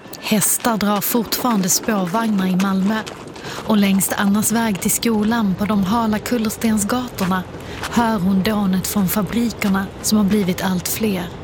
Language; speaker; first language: Swedish; native; Swedish